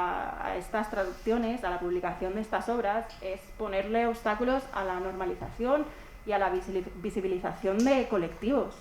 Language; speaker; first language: Spanish; native; Spanish